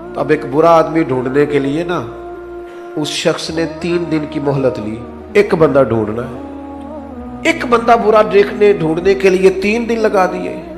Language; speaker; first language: Urdu; non-native, local second language; Punjabi